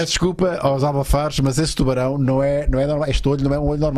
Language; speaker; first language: Portuguese; native; Portuguese